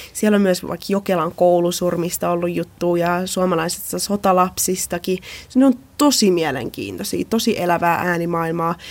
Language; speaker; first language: Finnish; native; Finnish